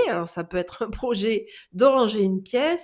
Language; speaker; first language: French; native; French